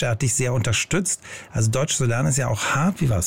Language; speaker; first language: German; native; German